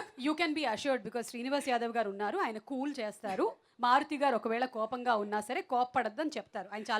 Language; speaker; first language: Telugu; native; Telugu